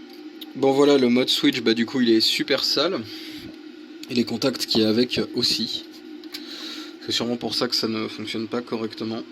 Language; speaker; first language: French; native; French